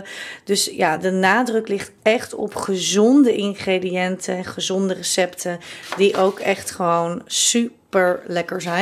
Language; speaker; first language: Dutch; native; Dutch